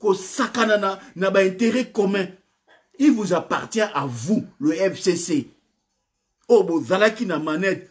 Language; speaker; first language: French; non-native, local second language; Lingala